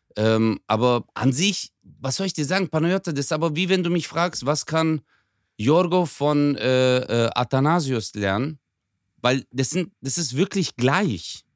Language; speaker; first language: German; early bilingual, other home language; Turkish